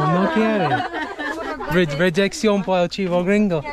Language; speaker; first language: Spanish; non-native, learner; English